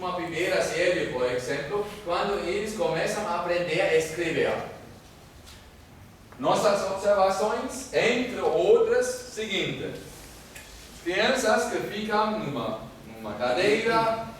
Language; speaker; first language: Portuguese; non-native, fluent; German